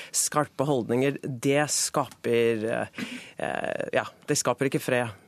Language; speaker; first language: Norwegian; non-native, fluent; English